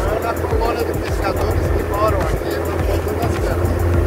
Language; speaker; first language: Spanish; non-native, learner; Portuguese